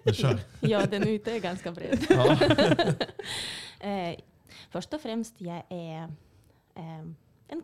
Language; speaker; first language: Swedish; non-native, fluent; Russian